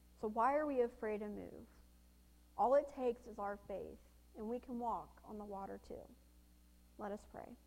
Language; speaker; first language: English; native; English